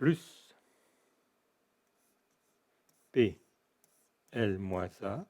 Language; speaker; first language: French; native; French